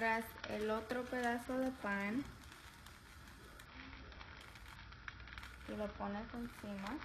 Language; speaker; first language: Spanish; early bilingual, heritage; Spanish